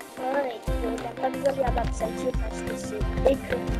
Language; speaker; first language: French; native; French